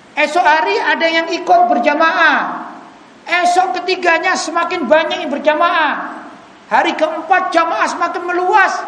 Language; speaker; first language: Indonesian; native; Indonesian